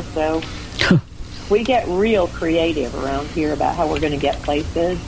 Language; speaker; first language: English; native; English